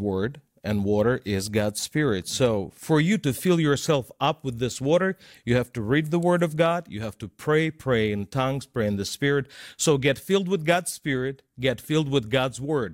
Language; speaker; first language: English; non-native, fluent; Russian